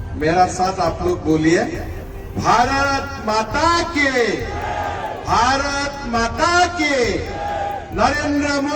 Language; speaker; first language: Hindi; non-native, local second language; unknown